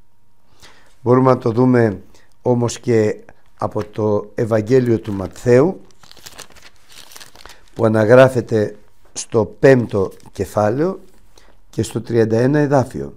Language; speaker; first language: Greek; native; Greek